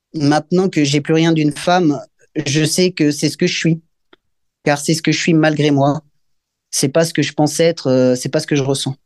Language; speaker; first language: French; native; French